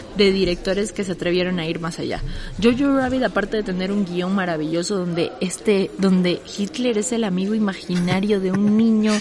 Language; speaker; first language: Spanish; native; Spanish